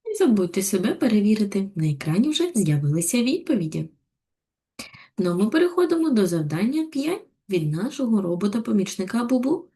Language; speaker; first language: Ukrainian; native; Ukrainian